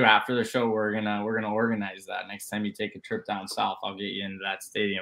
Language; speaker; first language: English; native; English